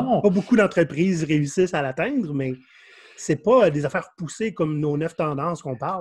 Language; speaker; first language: French; native; French